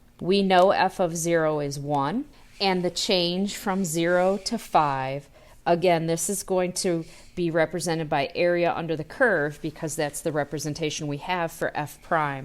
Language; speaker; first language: English; native; English